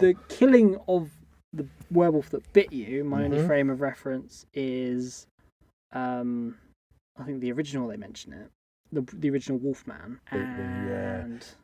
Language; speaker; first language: English; native; English